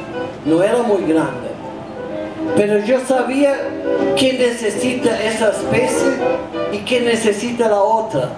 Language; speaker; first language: Spanish; non-native, fluent; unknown